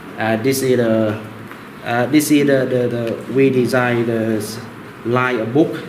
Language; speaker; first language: English; non-native, learner; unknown